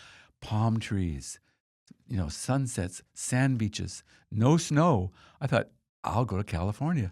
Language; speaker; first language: English; native; English